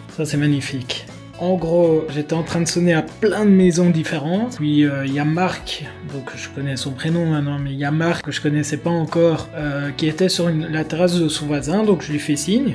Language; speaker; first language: French; native; French